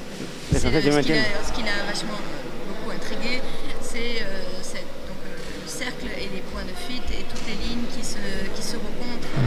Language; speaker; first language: Spanish; non-native, learner; French